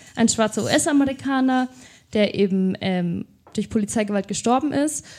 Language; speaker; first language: German; native; German